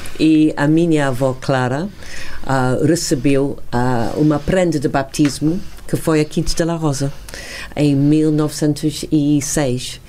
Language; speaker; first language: Portuguese; non-native, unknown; English